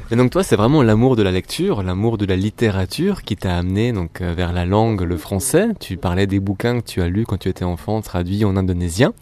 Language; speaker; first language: French; native; French